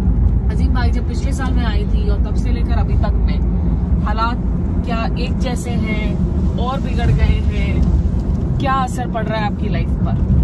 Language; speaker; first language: Hindi; native; Hindi